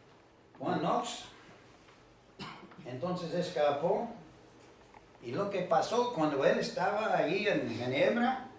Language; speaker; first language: Spanish; non-native, fluent; English